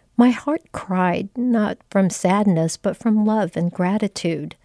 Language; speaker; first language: English; non-native, local second language; Filipino